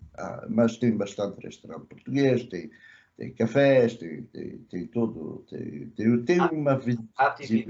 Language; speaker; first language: Portuguese; early bilingual, other home language; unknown